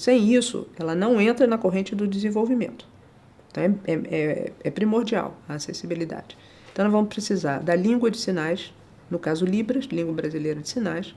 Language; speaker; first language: Portuguese; native; Portuguese